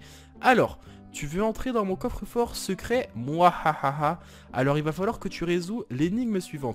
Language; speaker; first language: French; native; French